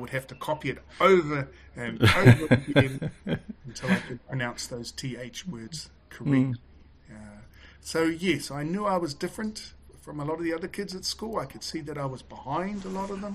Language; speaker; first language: English; native; English